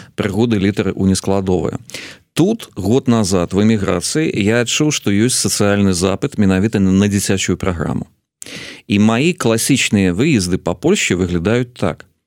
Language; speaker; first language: Belarusian; native; Belarusian